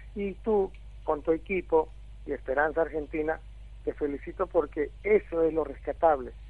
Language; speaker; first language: Spanish; native; Spanish